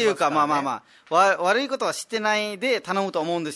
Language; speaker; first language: Japanese; non-native, fluent; Nepali